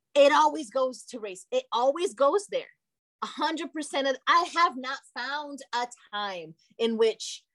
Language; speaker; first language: English; early bilingual, other home language; Portuguese